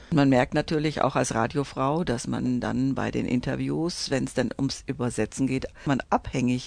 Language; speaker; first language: German; native; German